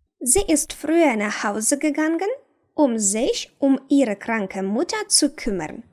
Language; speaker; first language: German; non-native, fluent; Ukrainian